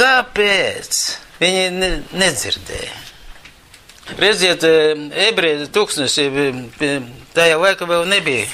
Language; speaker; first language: Latvian; non-native, local second language; Russian